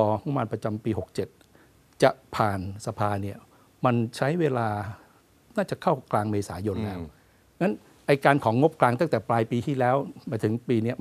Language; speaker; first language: Thai; native; Thai